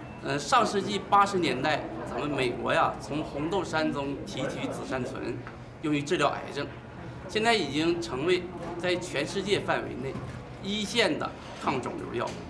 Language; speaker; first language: Chinese; native; Chinese